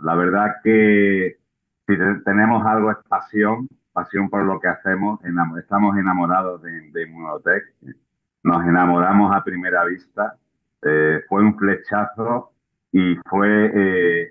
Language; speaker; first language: Spanish; native; Spanish